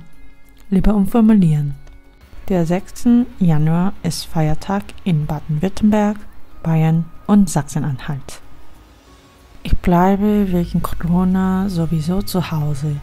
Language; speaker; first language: German; non-native, fluent; Korean